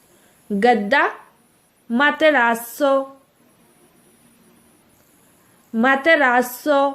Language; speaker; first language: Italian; non-native, fluent; Urdu